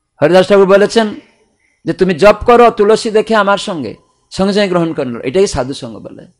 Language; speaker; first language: Bangla; non-native, fluent; Odia